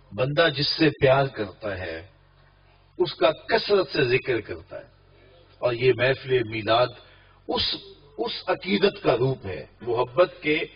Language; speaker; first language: Urdu; non-native, local second language; Punjabi